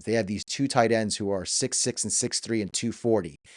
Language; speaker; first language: English; native; English